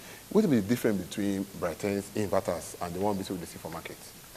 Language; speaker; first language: English; non-native, local second language; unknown